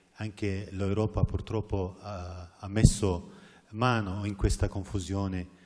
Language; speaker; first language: Italian; non-native, fluent; Arabic